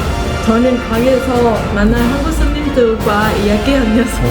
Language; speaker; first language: Korean; non-native, learner; Vietnamese